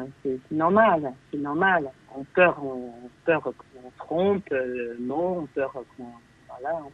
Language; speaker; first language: French; non-native, fluent; Chinese